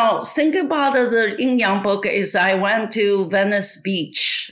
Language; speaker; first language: English; non-native, fluent; Chinese